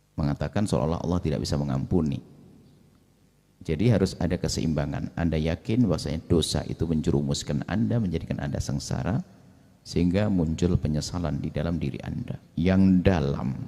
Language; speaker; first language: Indonesian; native; Indonesian